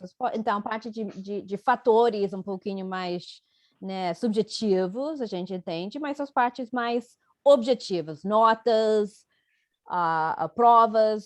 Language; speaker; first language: Portuguese; non-native, fluent; English